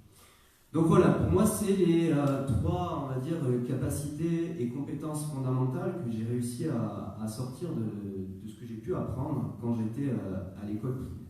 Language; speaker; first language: French; native; French